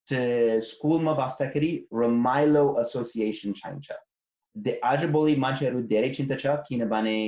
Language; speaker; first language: Nepali; non-native, fluent; English